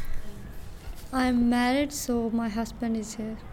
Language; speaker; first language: English; non-native, learner; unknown